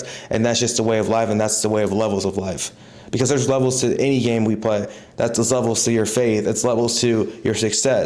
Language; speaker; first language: English; native; English